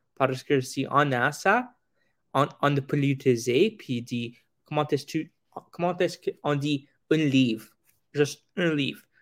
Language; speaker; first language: French; non-native, local second language; English